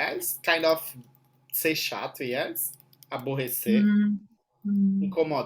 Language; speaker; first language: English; non-native, fluent; Portuguese